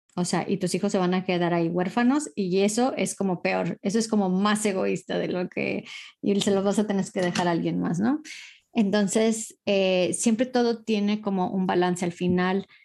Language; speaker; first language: Spanish; early bilingual, heritage; Spanish